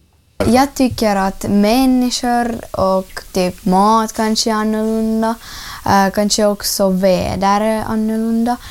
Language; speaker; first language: Swedish; early bilingual, other home language; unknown